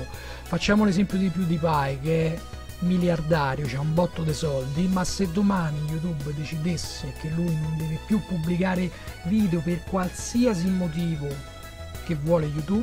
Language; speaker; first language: Italian; native; Italian